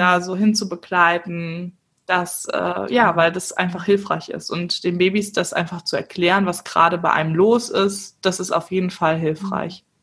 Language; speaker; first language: German; native; German